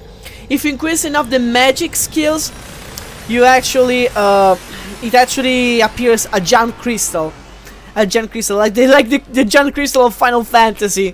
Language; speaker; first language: English; non-native, fluent; Italian